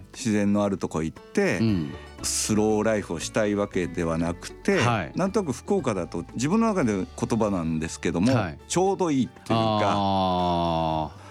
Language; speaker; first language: Japanese; native; Japanese